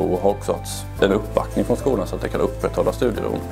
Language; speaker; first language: Swedish; native; Swedish